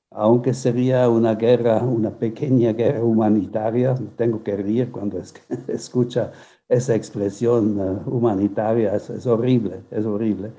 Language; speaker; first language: Spanish; non-native, fluent; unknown